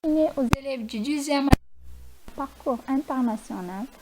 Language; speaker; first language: French; non-native, local second language; Arabic